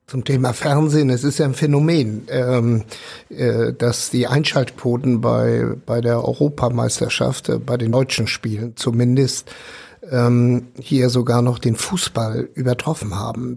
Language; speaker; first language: German; native; German